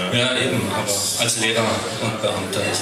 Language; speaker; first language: German; native; German